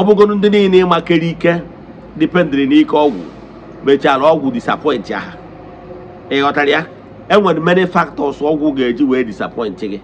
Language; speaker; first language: Igbo; native; Igbo